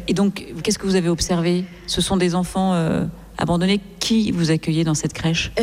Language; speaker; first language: French; native; French